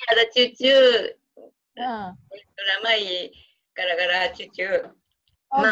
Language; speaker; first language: Indonesian; non-native, learner; Japanese